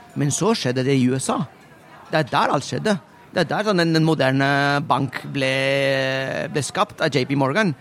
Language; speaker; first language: Norwegian; non-native, fluent; Spanish